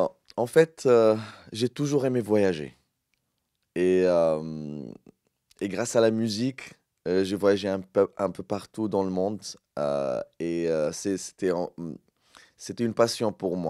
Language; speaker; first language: French; non-native, local second language; Arabic